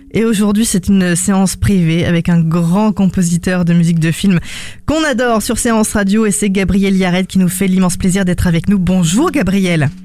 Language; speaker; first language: French; native; French